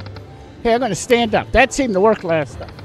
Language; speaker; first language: English; native; English